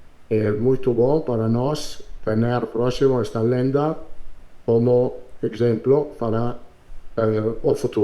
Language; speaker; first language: Portuguese; non-native, learner; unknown